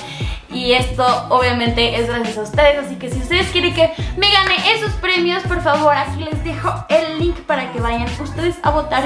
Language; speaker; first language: Spanish; native; Spanish